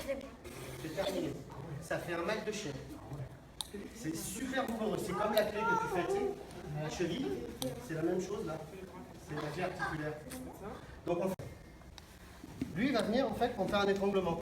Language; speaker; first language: French; native; French